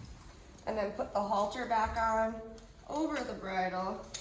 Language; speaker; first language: English; native; English